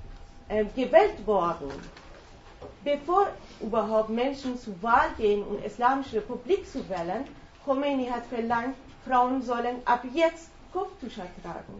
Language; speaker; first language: German; non-native, fluent; Persian